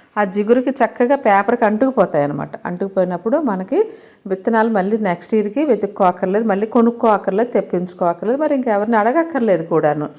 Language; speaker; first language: Telugu; native; Telugu